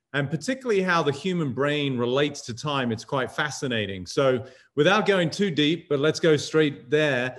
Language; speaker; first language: English; native; English